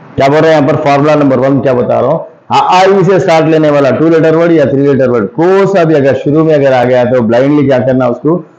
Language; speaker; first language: Hindi; non-native, local second language; Telugu